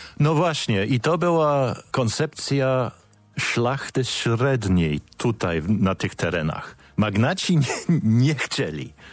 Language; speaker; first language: Polish; non-native, fluent; English